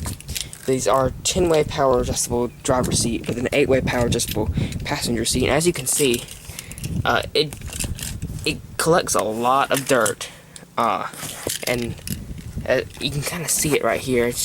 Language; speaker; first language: English; native; English